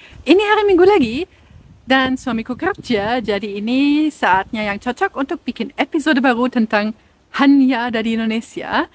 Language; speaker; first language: Indonesian; non-native, fluent; German